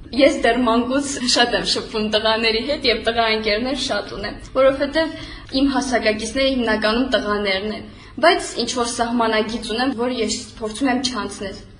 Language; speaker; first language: Armenian; native; Armenian